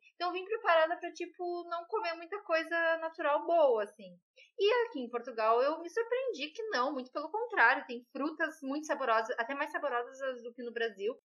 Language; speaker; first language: Portuguese; native; Portuguese